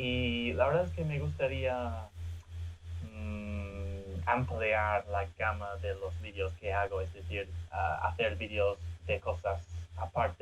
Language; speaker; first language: Spanish; non-native, fluent; English